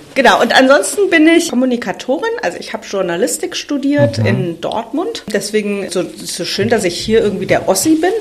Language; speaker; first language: German; native; German